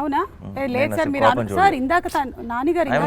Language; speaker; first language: Telugu; native; Telugu